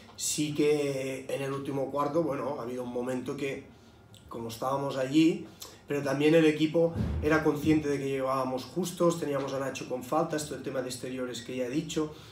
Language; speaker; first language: Spanish; non-native, local second language; Catalan